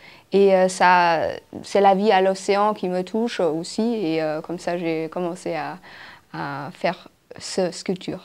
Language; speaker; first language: French; non-native, fluent; German